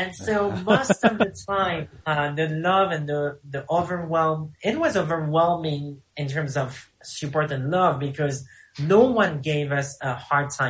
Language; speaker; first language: English; non-native, fluent; French